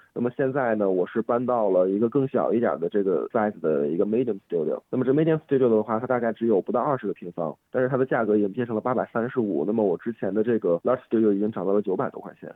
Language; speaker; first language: Chinese; native; Chinese